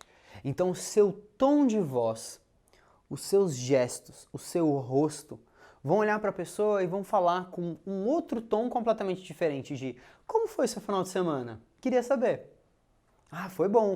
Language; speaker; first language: Portuguese; native; Portuguese